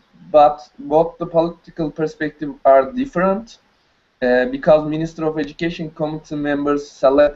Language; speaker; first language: English; non-native, learner; Turkish